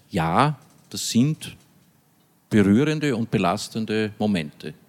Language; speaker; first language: German; native; German